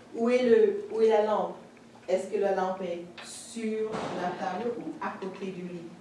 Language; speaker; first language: French; non-native, fluent; English